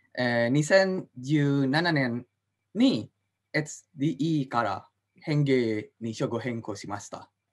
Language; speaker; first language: Japanese; non-native, learner; Indonesian